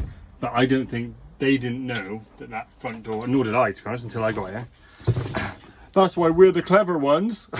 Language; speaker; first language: English; native; English